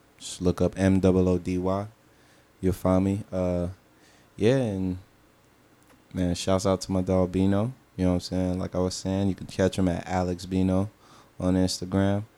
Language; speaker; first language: English; early bilingual, other home language; Haitian Creole